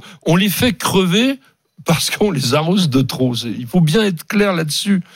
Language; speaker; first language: French; native; French